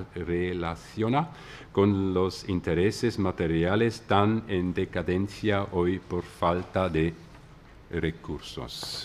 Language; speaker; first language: Spanish; non-native, learner; German